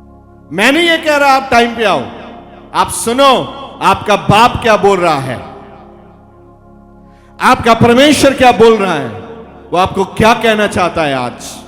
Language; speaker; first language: Hindi; non-native, local second language; Punjabi